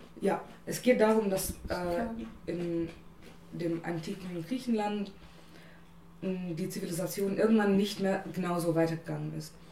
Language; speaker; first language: German; non-native, fluent; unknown